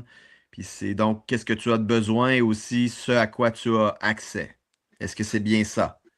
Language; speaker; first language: French; native; French